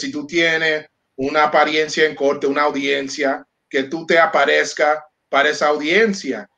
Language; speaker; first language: Spanish; early bilingual, heritage; Spanish